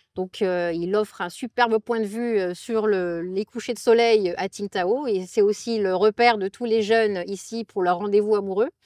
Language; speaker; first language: French; native; French